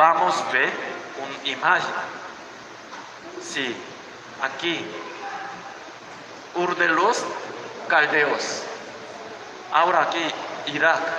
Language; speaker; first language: Spanish; non-native, learner; Korean